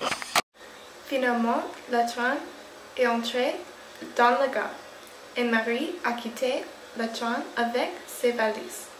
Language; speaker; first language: French; non-native, learner; English